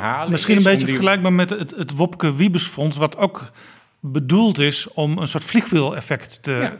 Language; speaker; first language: Dutch; native; Dutch